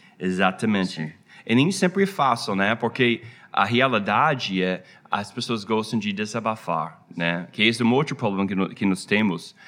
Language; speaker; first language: Portuguese; non-native, fluent; English